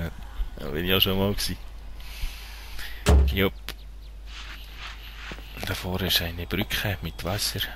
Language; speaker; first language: German; native; German